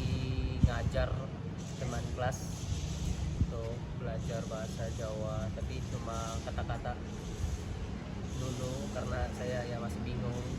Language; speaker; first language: Indonesian; non-native, learner; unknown